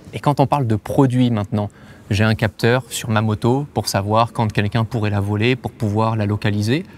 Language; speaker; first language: French; native; French